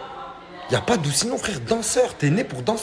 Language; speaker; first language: French; native; French